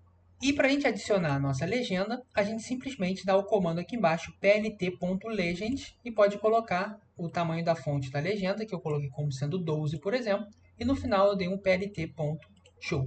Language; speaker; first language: Portuguese; native; Portuguese